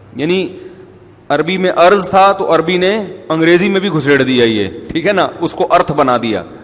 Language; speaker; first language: Urdu; native; Urdu